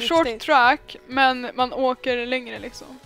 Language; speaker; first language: Swedish; native; Swedish